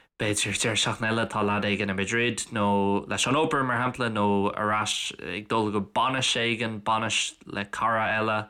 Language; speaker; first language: Irish; non-native, local second language; English